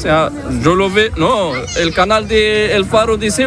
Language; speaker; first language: Spanish; non-native, learner; Arabic